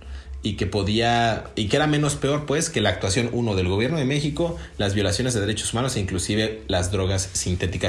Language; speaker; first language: Spanish; native; Spanish